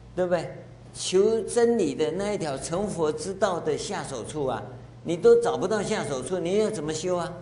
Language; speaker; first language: Chinese; native; Chinese